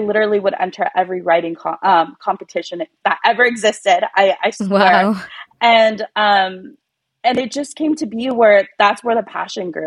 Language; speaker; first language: English; early bilingual, other home language; Spanish